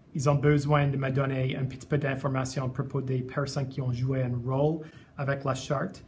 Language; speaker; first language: French; non-native, fluent; English